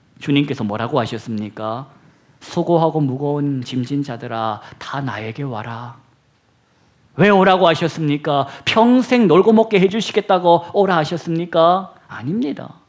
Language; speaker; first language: Korean; native; Korean